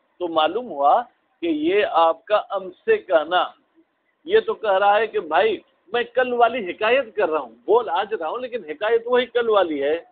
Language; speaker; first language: Urdu; non-native, local second language; Sindhi